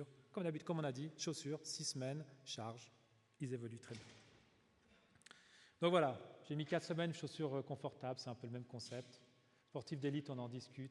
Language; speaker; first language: French; native; French